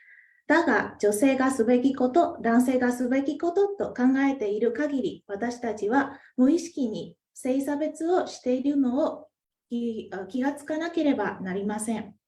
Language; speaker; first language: Japanese; non-native, fluent; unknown